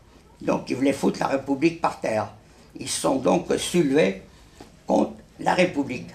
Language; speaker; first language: French; early bilingual, other home language; Spanish